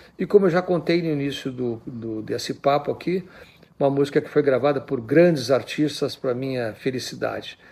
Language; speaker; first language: Portuguese; native; Portuguese